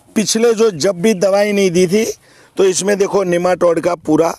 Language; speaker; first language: Hindi; non-native, local second language; Gujarati